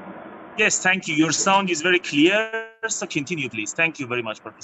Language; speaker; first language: English; non-native, fluent; Chinese